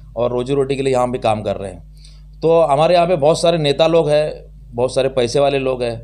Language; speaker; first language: Hindi; non-native, local second language; Telugu